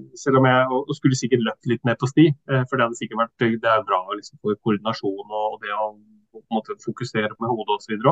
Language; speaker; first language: Norwegian; early bilingual, other home language; Swedish